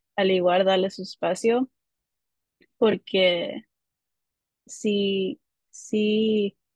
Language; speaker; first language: Spanish; early bilingual, heritage; Spanish